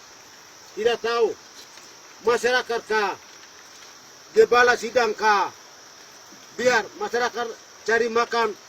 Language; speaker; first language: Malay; non-native, local second language; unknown